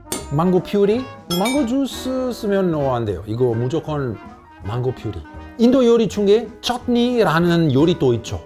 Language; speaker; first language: Korean; non-native, fluent; Italian